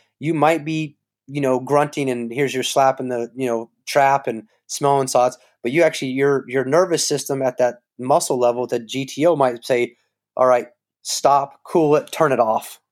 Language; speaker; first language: English; native; English